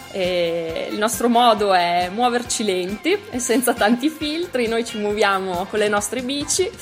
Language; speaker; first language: Italian; native; Italian